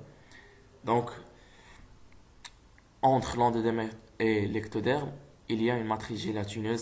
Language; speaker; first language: French; non-native, local second language; Arabic